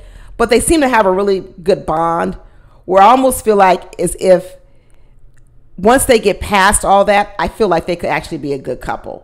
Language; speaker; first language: English; native; English